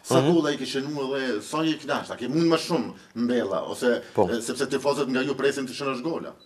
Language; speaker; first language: Albanian; native; Albanian